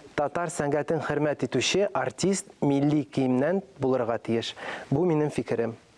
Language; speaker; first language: Tatar; non-native, local second language; Russian